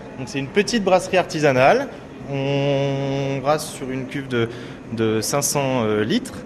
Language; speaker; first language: French; native; French